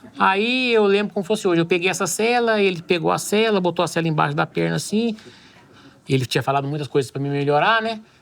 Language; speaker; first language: Portuguese; native; Portuguese